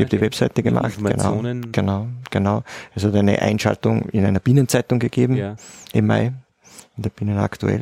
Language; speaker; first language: German; native; German